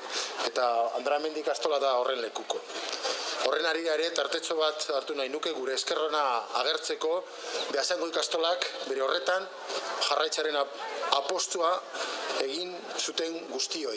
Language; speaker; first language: Basque; native; Basque